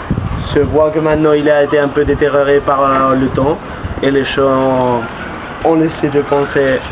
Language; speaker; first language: French; non-native, fluent; Spanish